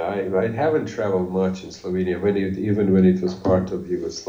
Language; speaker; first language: English; non-native, fluent; Bosnian